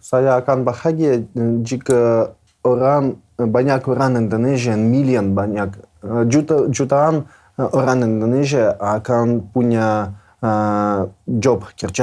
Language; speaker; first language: Indonesian; non-native, learner; Russian